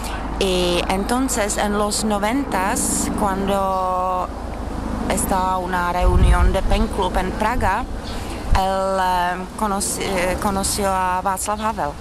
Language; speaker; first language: Spanish; non-native, learner; Czech